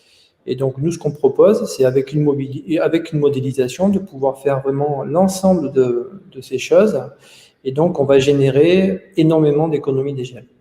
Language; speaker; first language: French; native; French